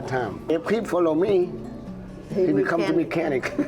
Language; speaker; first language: English; non-native, learner; Vietnamese